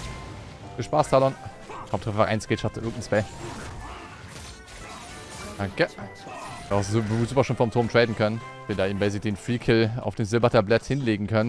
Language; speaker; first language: German; native; German